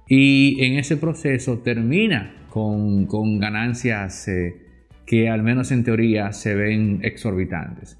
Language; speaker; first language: Spanish; native; Spanish